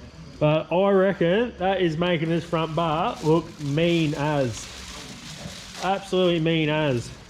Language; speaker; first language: English; native; English